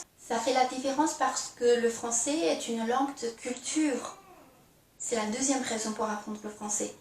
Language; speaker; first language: French; non-native, fluent; Chinese